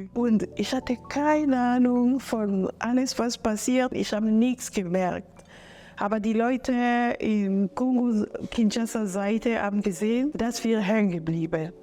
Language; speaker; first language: German; non-native, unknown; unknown